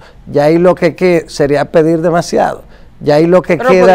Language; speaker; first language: Spanish; native; Spanish